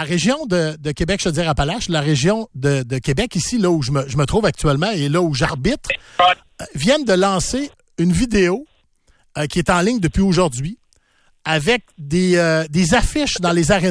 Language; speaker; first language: French; native; French